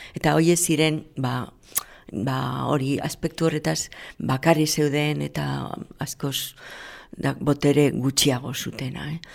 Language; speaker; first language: Basque; non-native, local second language; Spanish